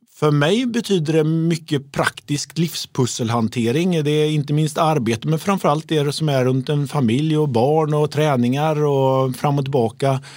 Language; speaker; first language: Swedish; native; Swedish